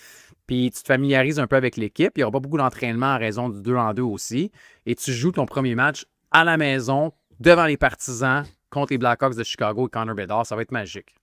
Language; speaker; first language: French; native; French